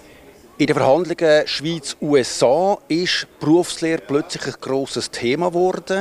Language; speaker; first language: German; native; German